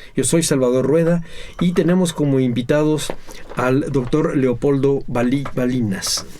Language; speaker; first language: Spanish; native; Spanish